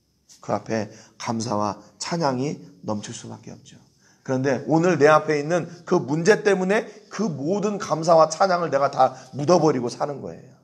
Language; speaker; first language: Korean; native; Korean